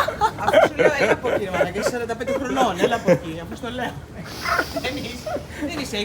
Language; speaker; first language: Greek; native; Greek